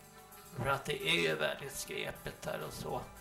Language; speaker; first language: Swedish; native; Swedish